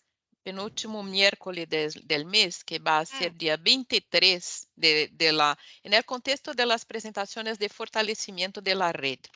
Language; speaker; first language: Spanish; non-native, fluent; Portuguese